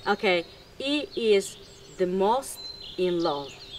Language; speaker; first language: English; non-native, fluent; Italian